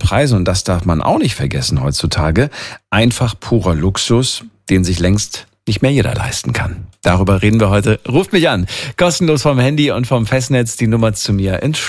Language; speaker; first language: German; native; German